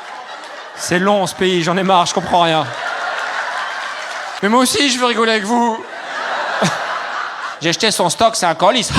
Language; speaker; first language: French; native; French